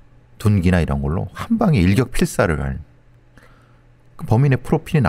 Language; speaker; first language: Korean; native; Korean